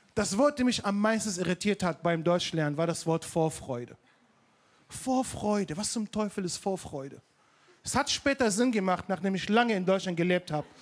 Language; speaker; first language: German; non-native, fluent; Arabic